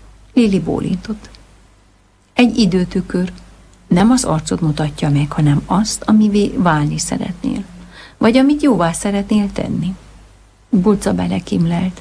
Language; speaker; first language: Hungarian; native; Hungarian